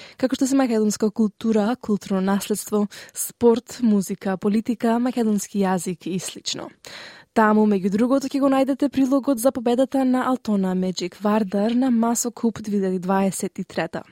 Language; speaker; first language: Macedonian; native; Macedonian